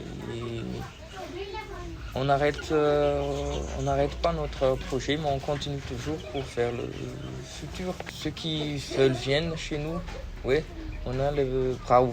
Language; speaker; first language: French; non-native, local second language; Malagasy